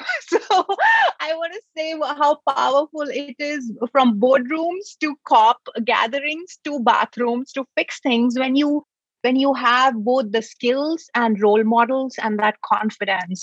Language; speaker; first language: English; non-native, local second language; Hindi